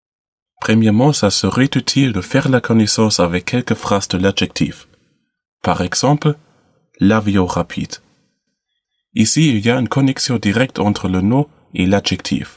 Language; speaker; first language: French; non-native, learner; German